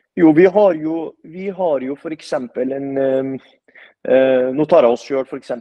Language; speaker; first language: Norwegian; early bilingual, other home language; Arabic